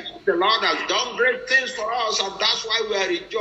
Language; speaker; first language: English; non-native, local second language; Yoruba